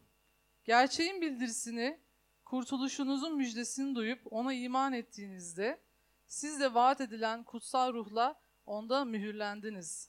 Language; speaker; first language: Turkish; native; Turkish